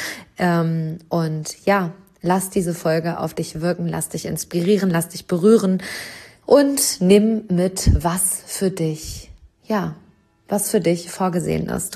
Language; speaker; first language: German; native; German